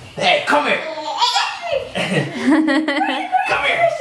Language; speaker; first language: English; native; English